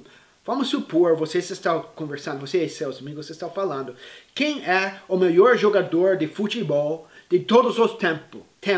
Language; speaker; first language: Portuguese; non-native, fluent; English